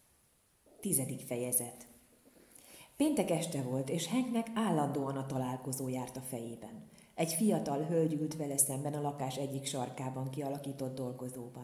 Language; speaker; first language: Hungarian; native; Hungarian